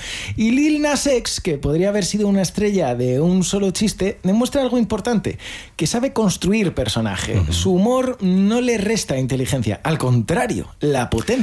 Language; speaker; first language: Spanish; native; Spanish